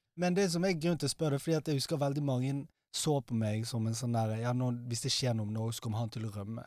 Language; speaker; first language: Norwegian; early bilingual, other home language; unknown